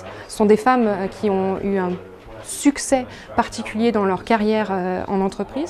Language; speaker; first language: French; native; French